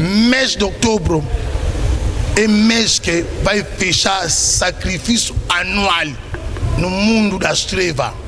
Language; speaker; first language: Portuguese; non-native, learner; Lingala